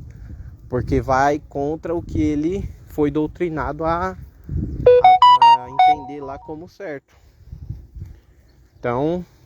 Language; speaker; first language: Portuguese; native; Portuguese